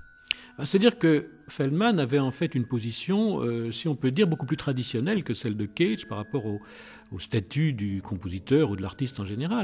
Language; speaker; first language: French; native; French